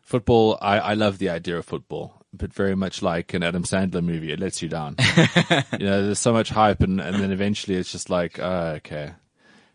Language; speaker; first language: English; native; English